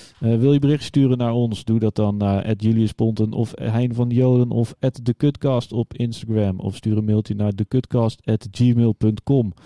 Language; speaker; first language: Dutch; native; Dutch